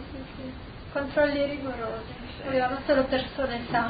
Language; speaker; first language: Italian; native; Italian